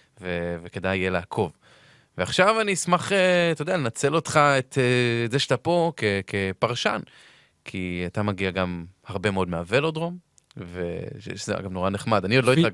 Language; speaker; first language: Hebrew; native; Hebrew